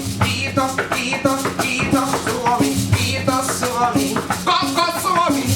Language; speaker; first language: Finnish; non-native, learner; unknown